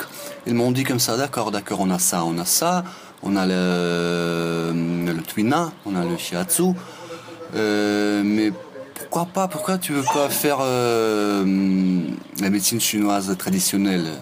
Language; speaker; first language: French; non-native, fluent; Russian